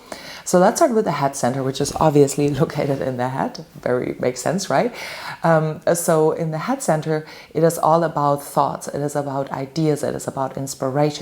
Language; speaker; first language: English; non-native, fluent; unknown